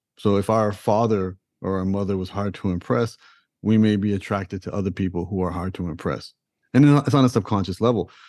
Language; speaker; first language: English; early bilingual, other home language; Punjabi